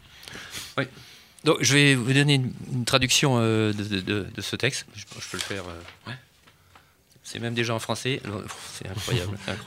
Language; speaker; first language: French; native; French